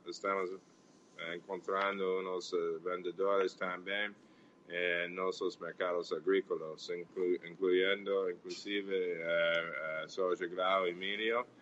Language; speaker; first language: Portuguese; non-native, fluent; English